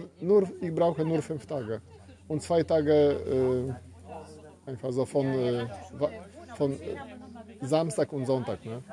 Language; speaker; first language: German; non-native, learner; Polish